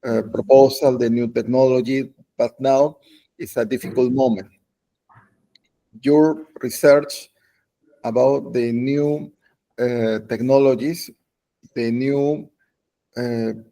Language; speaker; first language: English; non-native, learner; Spanish